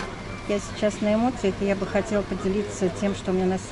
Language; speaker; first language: Russian; native; Russian